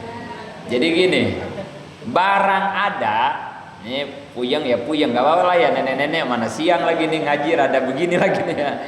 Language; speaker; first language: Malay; non-native, local second language; Sundanese